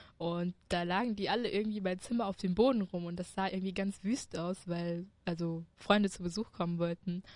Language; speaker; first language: German; early bilingual, other home language; Chinese